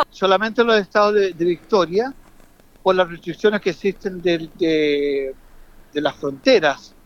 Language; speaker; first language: Spanish; native; Spanish